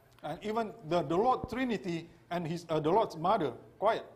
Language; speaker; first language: English; non-native, fluent; Indonesian